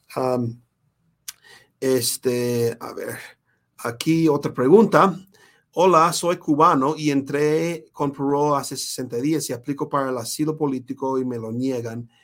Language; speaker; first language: Spanish; non-native, fluent; English